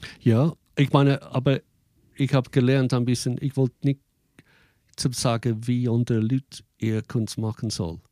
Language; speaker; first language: German; non-native, fluent; English